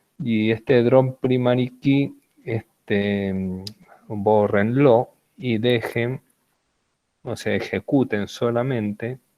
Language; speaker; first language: Spanish; native; Spanish